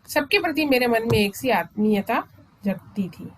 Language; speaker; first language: Hindi; non-native, local second language; Malayalam